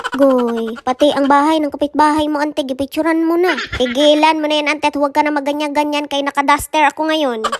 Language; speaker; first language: Filipino; non-native, local second language; Cebuano